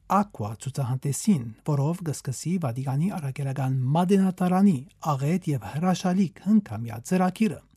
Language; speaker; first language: Armenian; native; Armenian